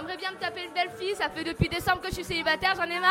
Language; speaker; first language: French; native; French